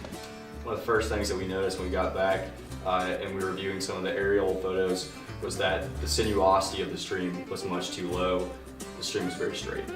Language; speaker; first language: English; native; English